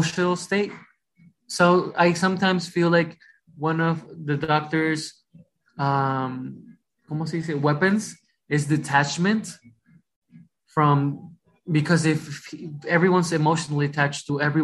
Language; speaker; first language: English; early bilingual, other home language; Spanish